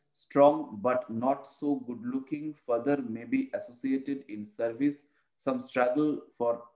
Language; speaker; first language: English; non-native, local second language; Bangla